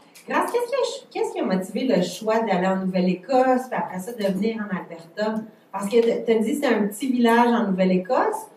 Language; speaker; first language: French; native; French